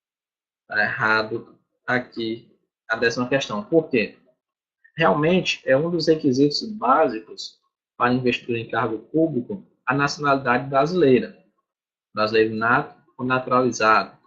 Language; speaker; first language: Portuguese; native; Portuguese